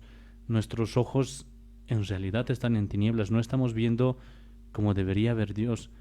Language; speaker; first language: Spanish; native; Spanish